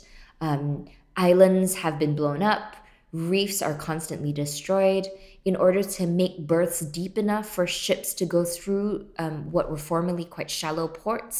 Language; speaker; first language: English; native; English